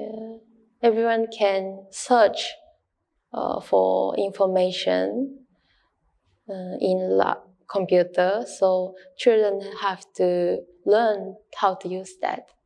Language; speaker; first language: English; non-native, learner; Japanese